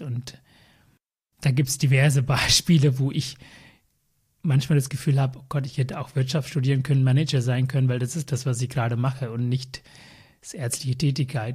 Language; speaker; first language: German; early bilingual, other home language; Tamil